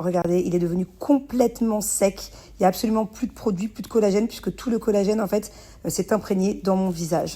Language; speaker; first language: French; native; French